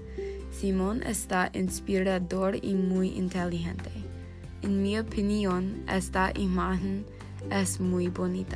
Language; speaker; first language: Spanish; non-native, learner; English